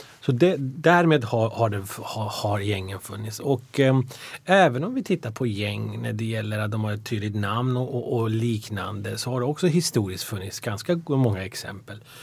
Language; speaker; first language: Swedish; early bilingual, other home language; Persian